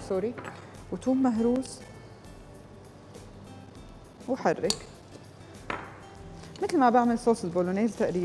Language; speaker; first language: Arabic; native; Arabic